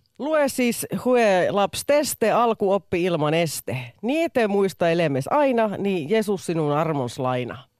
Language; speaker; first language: Finnish; native; Finnish